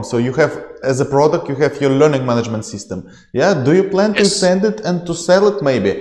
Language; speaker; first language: English; non-native, learner; Ukrainian